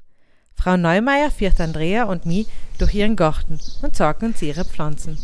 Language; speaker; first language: German; native; German